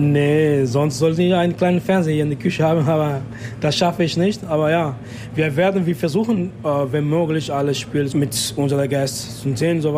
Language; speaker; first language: German; non-native, fluent; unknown